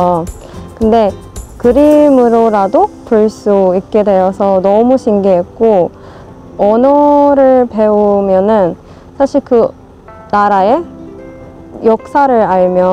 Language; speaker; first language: Korean; non-native, fluent; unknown